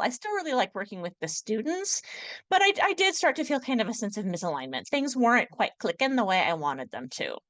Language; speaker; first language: English; native; English